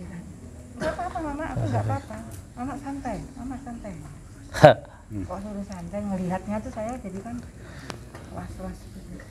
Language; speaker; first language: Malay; non-native, local second language; Javanese